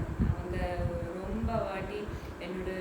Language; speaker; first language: Tamil; non-native, learner; Malayalam